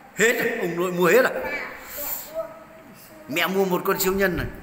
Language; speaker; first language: Vietnamese; native; Vietnamese